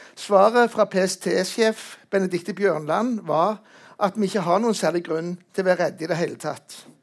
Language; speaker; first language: Norwegian; native; Norwegian